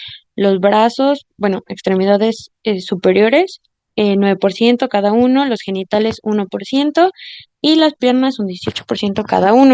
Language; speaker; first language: Spanish; native; Spanish